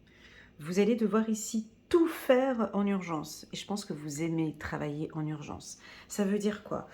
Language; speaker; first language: French; native; French